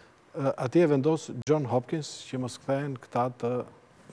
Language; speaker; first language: Albanian; native; Albanian